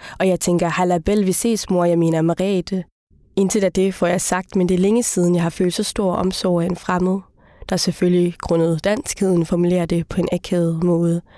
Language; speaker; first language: Danish; early bilingual, other home language; Somali